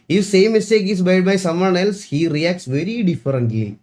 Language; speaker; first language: English; non-native, local second language; Malayalam